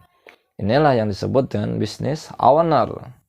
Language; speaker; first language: Indonesian; non-native, local second language; Sundanese